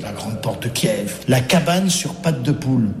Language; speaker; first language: French; native; French